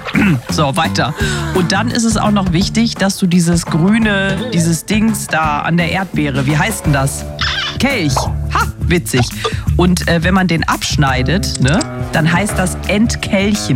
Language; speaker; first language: German; native; German